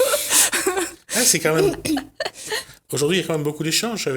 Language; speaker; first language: French; native; French